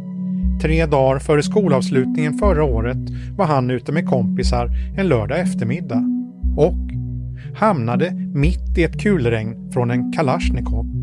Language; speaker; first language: Swedish; native; Swedish